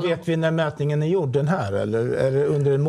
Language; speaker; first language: Swedish; native; Swedish